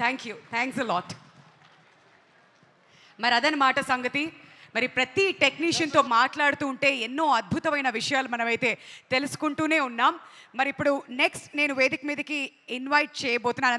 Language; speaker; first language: Telugu; native; Telugu